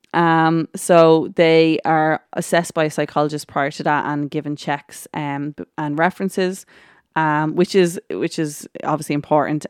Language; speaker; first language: English; native; English